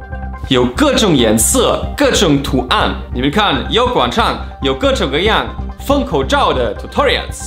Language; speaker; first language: Chinese; non-native, fluent; German